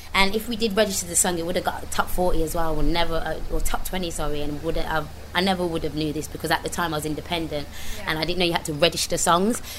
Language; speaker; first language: English; native; English